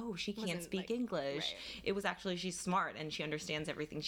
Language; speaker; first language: English; non-native, fluent; Korean